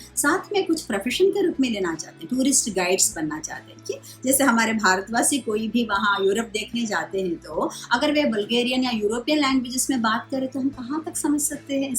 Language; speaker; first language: Hindi; non-native, local second language; Telugu